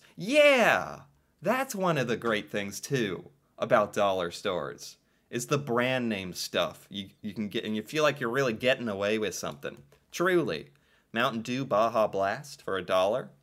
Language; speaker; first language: English; native; English